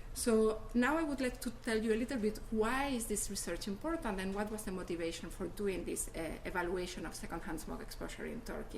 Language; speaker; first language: English; non-native, fluent; Spanish